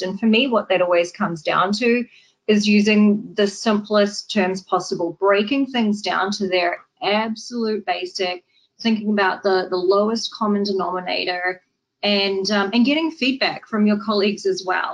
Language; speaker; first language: English; native; English